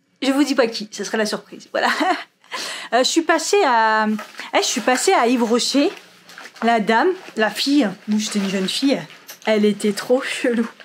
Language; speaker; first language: French; native; French